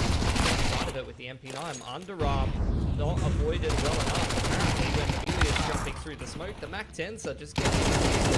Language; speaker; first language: English; native; English